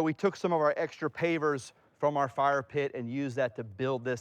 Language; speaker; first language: English; native; English